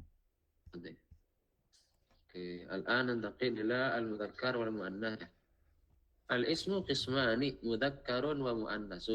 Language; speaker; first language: Arabic; non-native, fluent; Indonesian